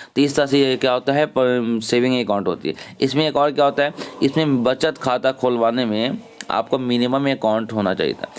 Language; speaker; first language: Hindi; native; Hindi